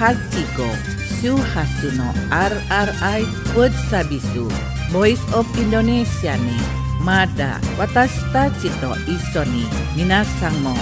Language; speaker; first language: Japanese; non-native, fluent; Indonesian